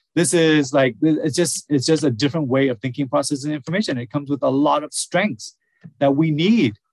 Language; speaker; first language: English; early bilingual, other home language; Vietnamese